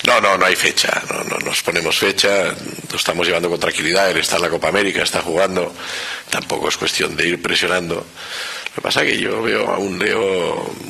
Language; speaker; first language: Spanish; non-native, local second language; Catalan